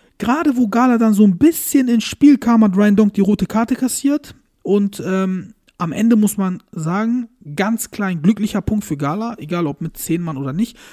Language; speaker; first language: German; early bilingual, other home language; Turkish